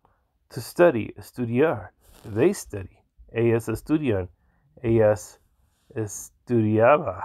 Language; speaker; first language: Spanish; non-native, learner; English